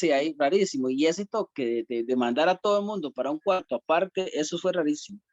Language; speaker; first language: Spanish; native; Spanish